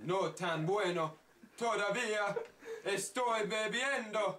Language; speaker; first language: Spanish; non-native, learner; English